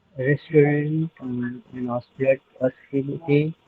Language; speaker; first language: English; non-native, learner; Nepali